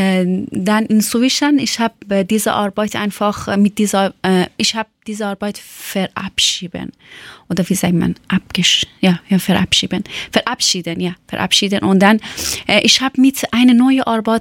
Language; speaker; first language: German; non-native, learner; Persian